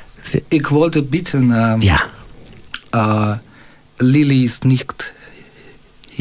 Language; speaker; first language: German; non-native, learner; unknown